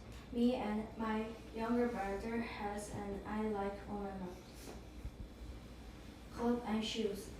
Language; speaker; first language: English; non-native, learner; Korean